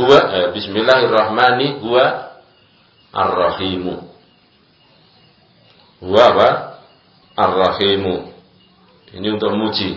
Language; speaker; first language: Arabic; non-native, fluent; Indonesian